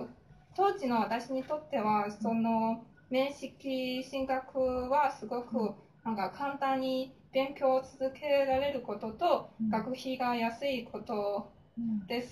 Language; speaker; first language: Japanese; non-native, fluent; Chinese